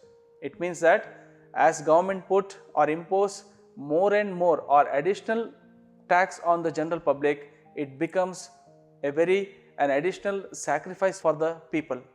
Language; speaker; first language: English; non-native, local second language; Kannada